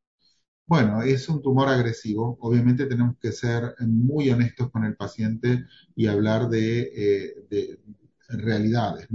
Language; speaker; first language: Spanish; native; Spanish